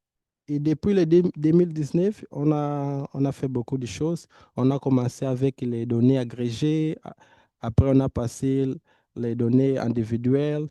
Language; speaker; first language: French; non-native, fluent; Portuguese